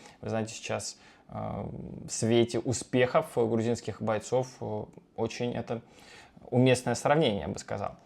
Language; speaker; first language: Russian; native; Russian